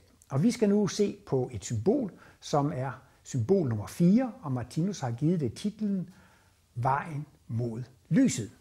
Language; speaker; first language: Danish; native; Danish